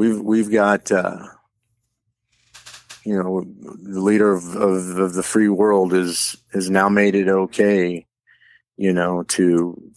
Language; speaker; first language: English; native; English